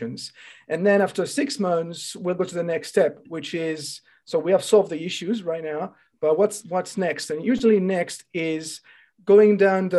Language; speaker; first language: English; non-native, fluent; French